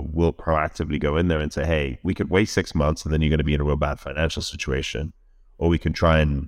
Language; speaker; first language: English; native; English